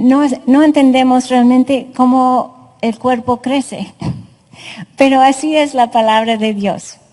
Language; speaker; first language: Spanish; non-native, fluent; English